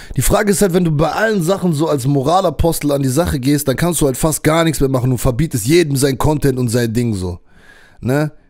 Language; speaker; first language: German; native; German